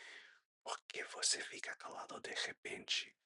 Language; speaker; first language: Portuguese; non-native, learner; English